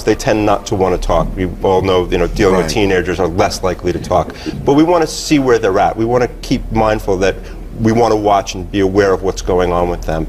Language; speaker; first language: English; native; English